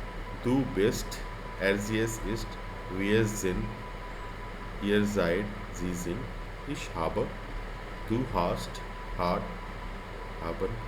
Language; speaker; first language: German; non-native, fluent; Hindi